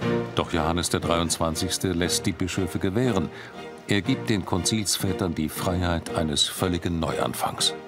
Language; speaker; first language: German; native; German